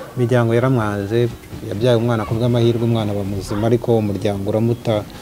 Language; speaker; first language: Kinyarwanda; native; Kinyarwanda